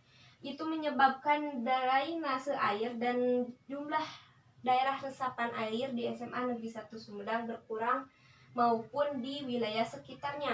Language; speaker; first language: Indonesian; native; Indonesian